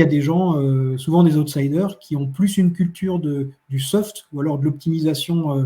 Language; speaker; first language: French; native; French